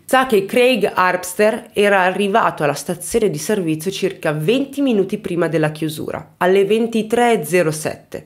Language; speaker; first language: Italian; native; Italian